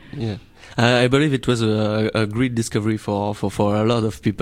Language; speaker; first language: English; non-native, learner; French